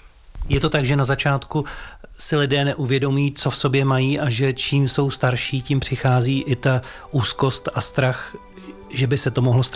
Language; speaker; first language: Czech; native; Czech